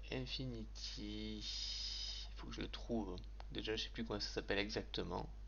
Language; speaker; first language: French; native; French